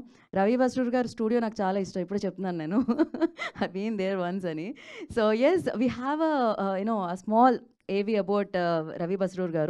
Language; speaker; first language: Telugu; native; Telugu